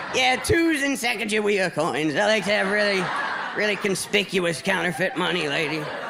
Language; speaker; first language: English; native; English